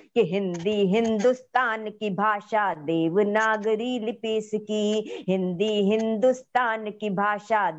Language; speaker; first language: Hindi; non-native, local second language; Marathi